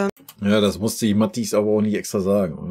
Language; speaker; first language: German; native; German